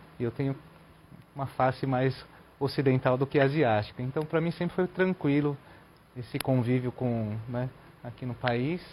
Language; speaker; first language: Portuguese; native; Portuguese